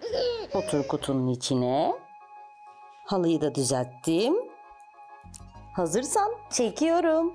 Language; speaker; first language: Turkish; native; Turkish